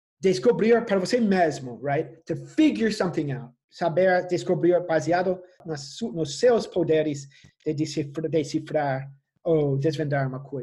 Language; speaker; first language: Portuguese; non-native, fluent; English